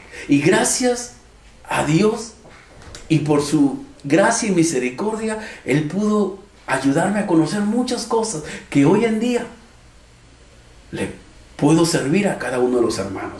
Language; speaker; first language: Spanish; native; Spanish